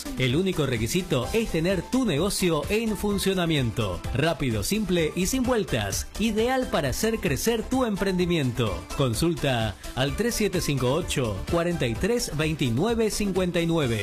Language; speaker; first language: Spanish; native; Spanish